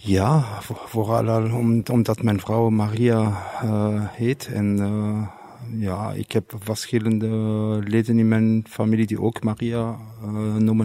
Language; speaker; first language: Dutch; non-native, fluent; French